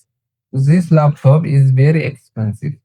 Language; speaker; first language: English; non-native, learner; Tigrinya